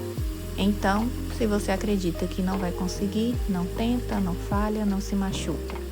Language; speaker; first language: Portuguese; native; Portuguese